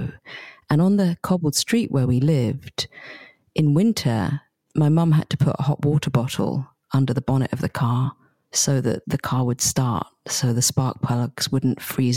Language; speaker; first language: English; native; English